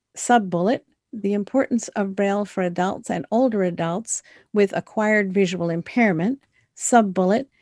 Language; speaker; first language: English; native; English